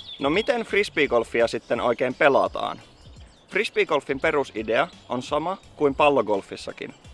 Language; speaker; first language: Finnish; native; Finnish